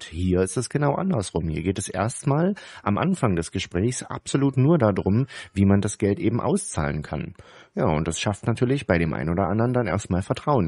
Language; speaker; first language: German; native; German